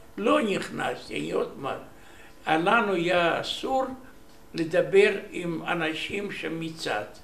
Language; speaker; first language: Hebrew; non-native, learner; Romanian